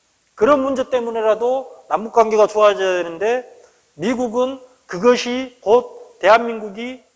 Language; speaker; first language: Korean; native; Korean